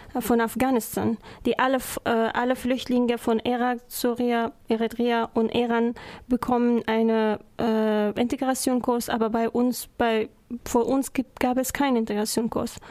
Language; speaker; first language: German; non-native, learner; Persian